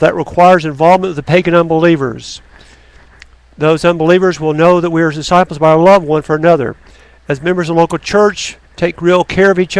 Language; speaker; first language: English; native; English